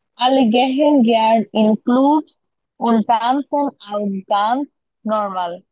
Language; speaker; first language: German; non-native, learner; Bangla